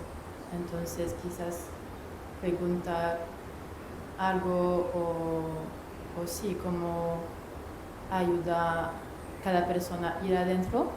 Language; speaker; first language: Spanish; non-native, learner; French